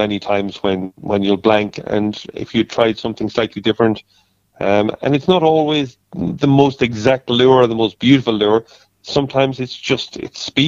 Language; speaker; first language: English; native; English